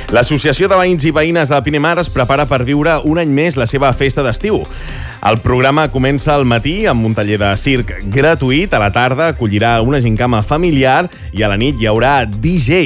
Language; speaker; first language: Catalan; native; Catalan